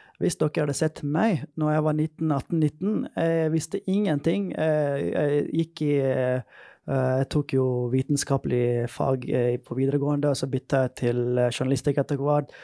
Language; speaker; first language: Norwegian; non-native, fluent; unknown